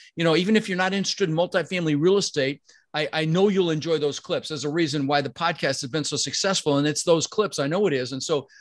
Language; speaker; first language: English; early bilingual, other home language; Dutch